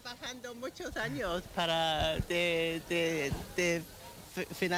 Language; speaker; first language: Spanish; non-native, learner; English